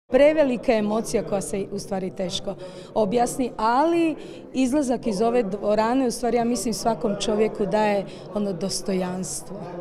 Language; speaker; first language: Croatian; native; Croatian